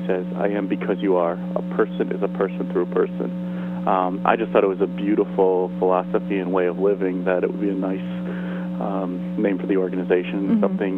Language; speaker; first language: English; native; English